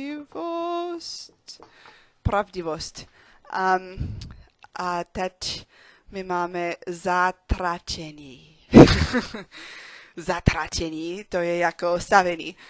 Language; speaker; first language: Czech; non-native, learner; English